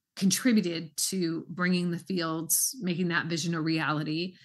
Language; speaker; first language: English; native; English